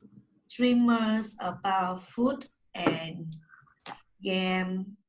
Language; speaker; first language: English; non-native, learner; Vietnamese